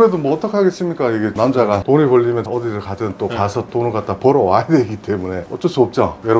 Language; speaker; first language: Korean; native; Korean